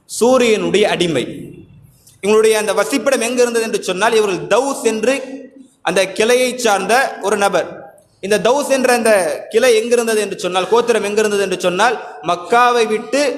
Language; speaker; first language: Tamil; native; Tamil